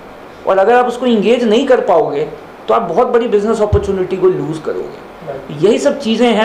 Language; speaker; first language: Hindi; native; Hindi